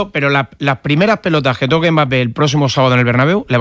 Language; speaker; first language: Spanish; native; Spanish